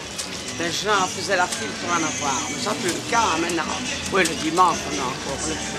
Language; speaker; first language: French; native; French